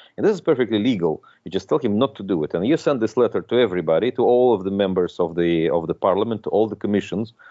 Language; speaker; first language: English; non-native, fluent; Russian